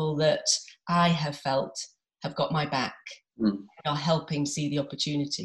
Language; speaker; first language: English; native; English